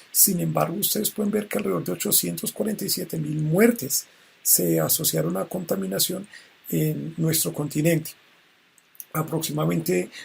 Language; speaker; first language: Spanish; native; Spanish